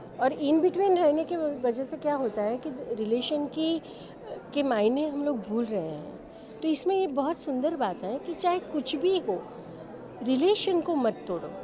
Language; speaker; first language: Hindi; non-native, local second language; Gujarati